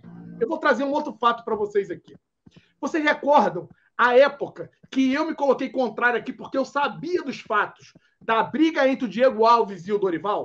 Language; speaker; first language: Portuguese; native; Portuguese